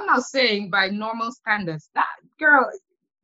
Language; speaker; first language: English; non-native, local second language; French